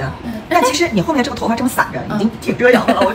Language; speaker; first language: Chinese; native; Chinese